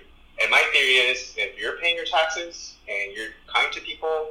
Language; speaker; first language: English; early bilingual, other home language; Spanish